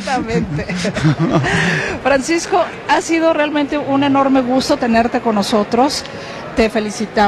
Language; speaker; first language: Spanish; native; Spanish